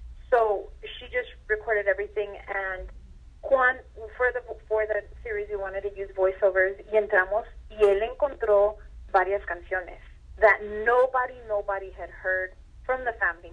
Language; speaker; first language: English; early bilingual, other home language; Spanish